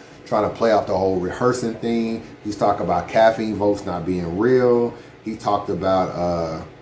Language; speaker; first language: English; native; English